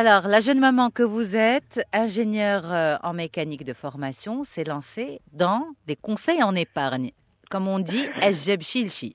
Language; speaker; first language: French; non-native, local second language; Arabic